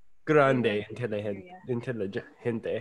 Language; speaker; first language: Spanish; non-native, learner; English